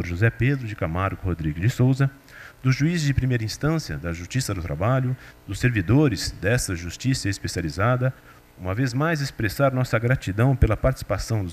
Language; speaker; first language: Portuguese; native; Portuguese